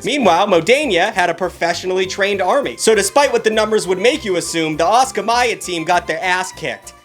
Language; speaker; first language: English; native; English